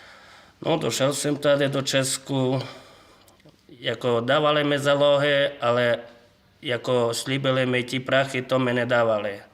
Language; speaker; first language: Czech; non-native, learner; Ukrainian